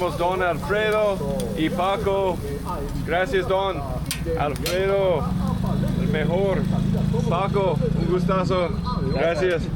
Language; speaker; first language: Spanish; non-native, fluent; English